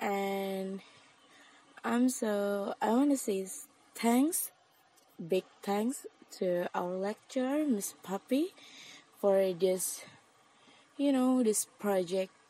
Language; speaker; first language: English; non-native, learner; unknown